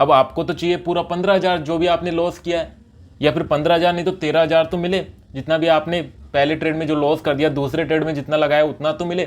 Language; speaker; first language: Hindi; native; Hindi